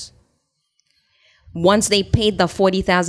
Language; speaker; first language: English; non-native, fluent; Haitian Creole